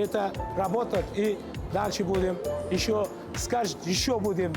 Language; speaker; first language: Russian; non-native, learner; Uzbek